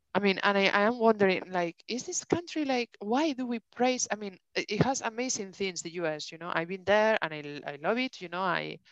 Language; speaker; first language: English; non-native, fluent; Spanish